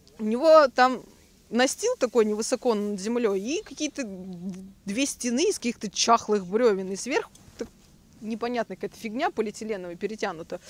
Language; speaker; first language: Russian; native; Russian